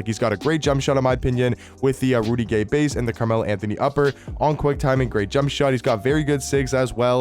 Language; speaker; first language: English; native; English